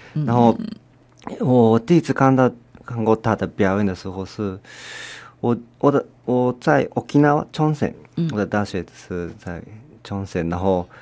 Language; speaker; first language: Chinese; non-native, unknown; Japanese